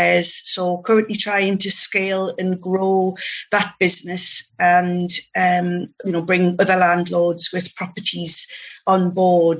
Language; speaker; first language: English; native; English